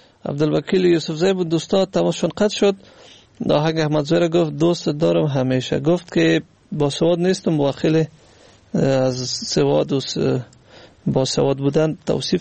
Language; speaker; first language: Persian; native; Persian